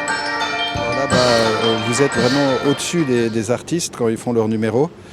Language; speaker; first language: French; native; French